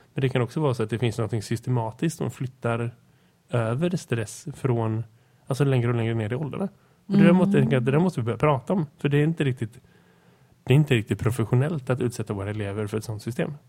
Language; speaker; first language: Swedish; native; Swedish